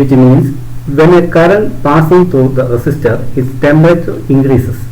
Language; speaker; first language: English; non-native, local second language; Malayalam